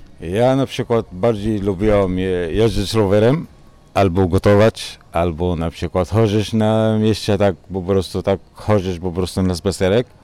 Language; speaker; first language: Polish; non-native, learner; Arabic